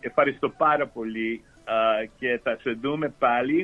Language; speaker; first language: Greek; early bilingual, heritage; Greek